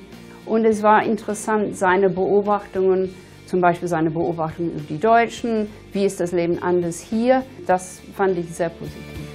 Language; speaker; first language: German; non-native, fluent; English